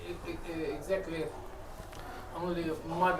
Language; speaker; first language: English; non-native, learner; Russian